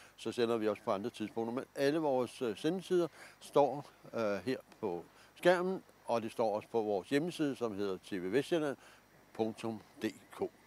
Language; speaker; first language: Danish; native; Danish